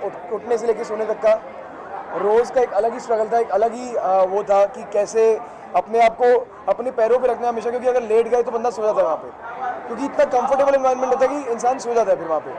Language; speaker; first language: Hindi; native; Hindi